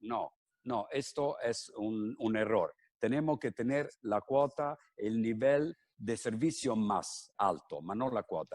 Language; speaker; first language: Spanish; non-native, fluent; Italian